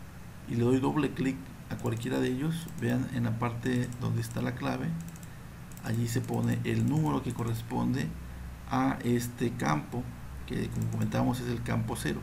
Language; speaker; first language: Spanish; native; Spanish